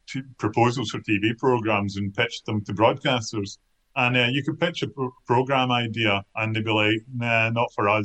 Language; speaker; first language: English; native; English